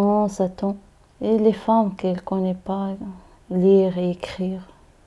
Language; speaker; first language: French; non-native, learner; Arabic